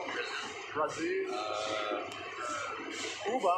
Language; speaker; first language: English; non-native, learner; French